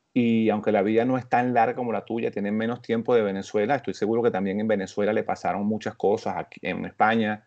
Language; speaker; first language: Spanish; native; Spanish